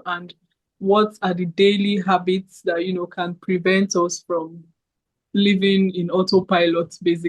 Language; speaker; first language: English; native; English